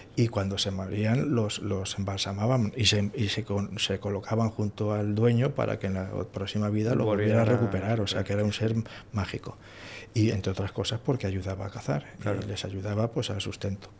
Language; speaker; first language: Spanish; native; Spanish